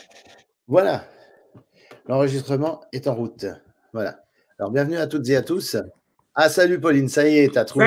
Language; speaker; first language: French; native; French